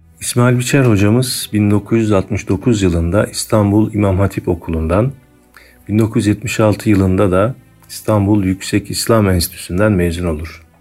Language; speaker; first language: Turkish; native; Turkish